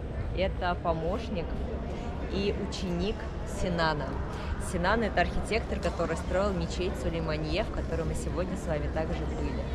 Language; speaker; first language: Russian; native; Russian